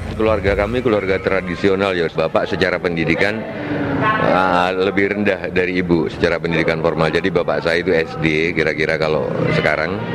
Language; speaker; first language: Indonesian; non-native, local second language; Javanese